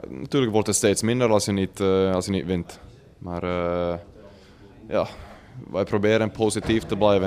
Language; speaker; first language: Dutch; non-native, fluent; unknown